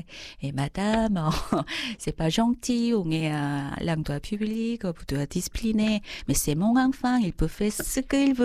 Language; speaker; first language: French; non-native, fluent; Korean